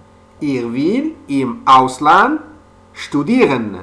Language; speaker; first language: German; non-native, fluent; French